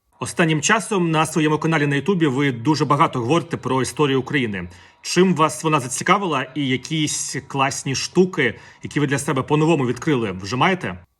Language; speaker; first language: Ukrainian; native; Ukrainian